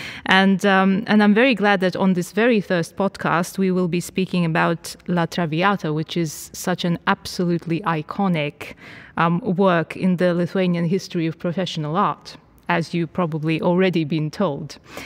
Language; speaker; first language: English; non-native, fluent; Lithuanian